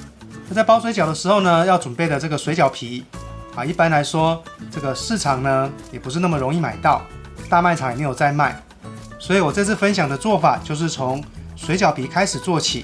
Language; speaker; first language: Chinese; native; Chinese